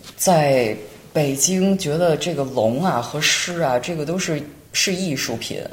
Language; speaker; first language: Chinese; native; Chinese